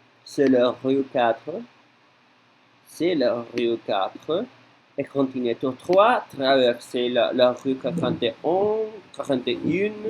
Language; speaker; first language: French; non-native, learner; Spanish